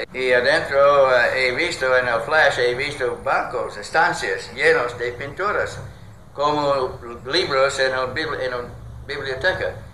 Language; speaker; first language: Spanish; non-native, learner; English